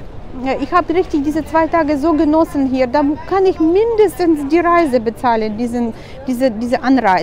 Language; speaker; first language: German; non-native, fluent; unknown